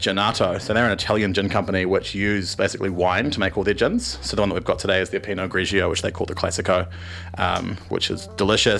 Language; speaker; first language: English; native; English